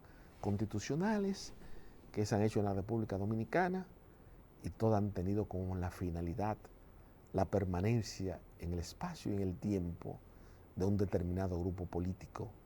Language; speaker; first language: Spanish; native; Spanish